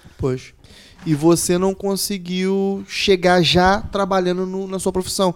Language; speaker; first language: Portuguese; native; Portuguese